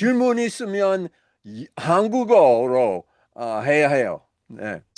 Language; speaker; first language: Korean; non-native, learner; English